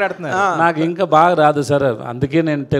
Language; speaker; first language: Telugu; non-native, learner; Tamil